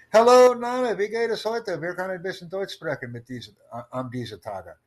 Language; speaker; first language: German; non-native, learner; English